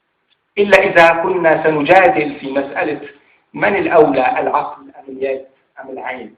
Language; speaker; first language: Arabic; native; Arabic